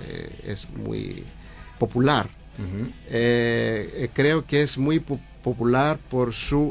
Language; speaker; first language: Spanish; non-native, learner; Greek